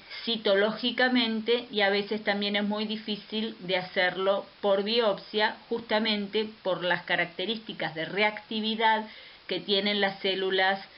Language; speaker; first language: Spanish; native; Spanish